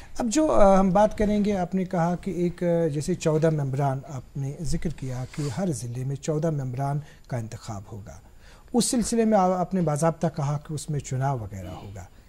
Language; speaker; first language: Hindi; non-native, local second language; Kashmiri